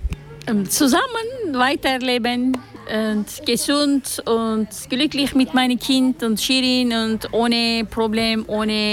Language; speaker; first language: German; non-native, learner; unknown